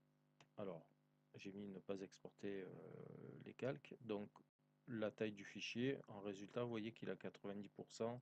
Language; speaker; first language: French; native; French